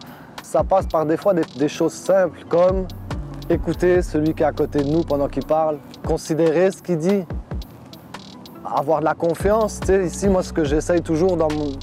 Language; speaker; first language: French; native; French